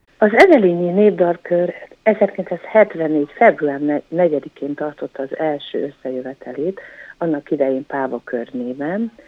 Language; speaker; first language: Hungarian; native; Hungarian